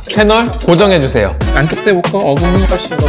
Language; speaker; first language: Korean; native; Korean